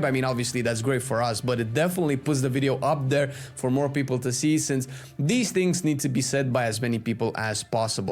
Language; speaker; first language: English; native; English